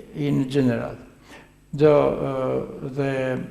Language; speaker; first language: English; non-native, fluent; Albanian